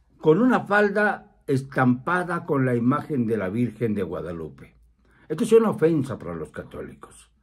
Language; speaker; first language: Spanish; native; Spanish